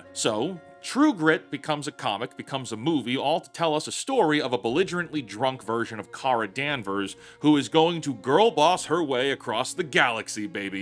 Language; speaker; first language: English; native; English